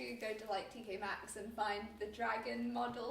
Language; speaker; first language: English; native; English